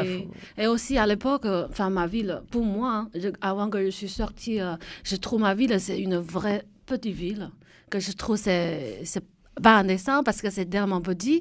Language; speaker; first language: French; non-native, fluent; Chinese